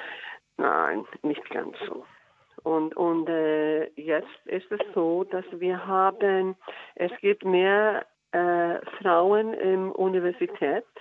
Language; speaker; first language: German; non-native, learner; Icelandic